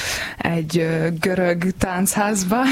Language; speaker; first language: Hungarian; native; Hungarian